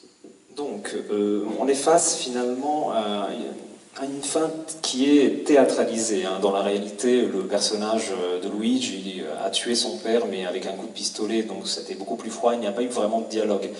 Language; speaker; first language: French; native; French